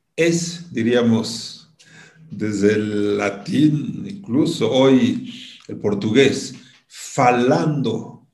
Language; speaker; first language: Spanish; non-native, fluent; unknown